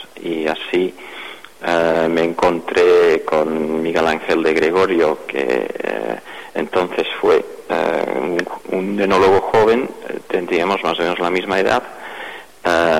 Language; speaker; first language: Spanish; non-native, fluent; Dutch